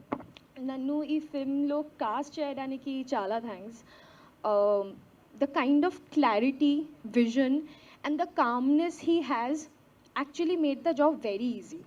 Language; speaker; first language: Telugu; non-native, learner; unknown